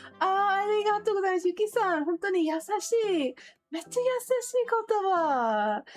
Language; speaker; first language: Japanese; non-native, learner; English